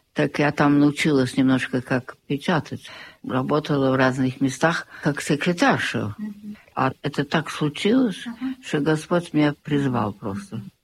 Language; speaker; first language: Russian; early bilingual, heritage; Russian